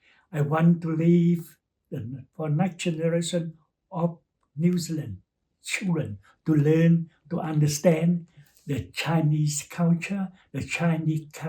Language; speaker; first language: English; non-native, learner; Chinese